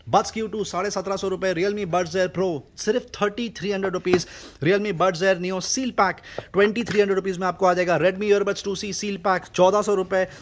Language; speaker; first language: Hindi; native; Hindi